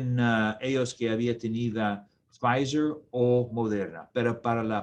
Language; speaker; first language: Spanish; non-native, learner; English